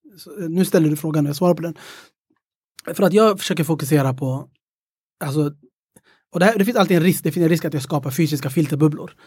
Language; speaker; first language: Swedish; early bilingual, other home language; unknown